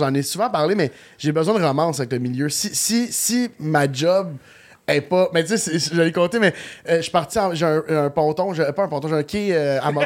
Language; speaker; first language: French; native; French